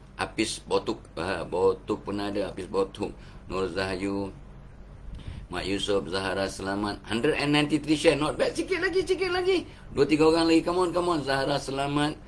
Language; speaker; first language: Malay; native; Malay